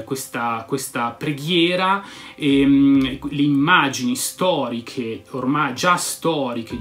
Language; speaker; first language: Italian; native; Italian